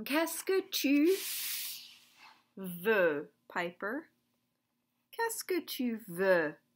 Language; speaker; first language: French; non-native, fluent; English